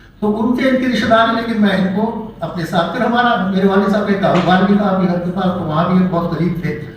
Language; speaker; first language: Urdu; native; Urdu